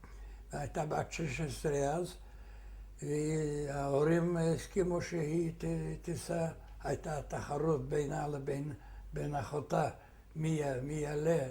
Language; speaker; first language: Hebrew; non-native, fluent; Yiddish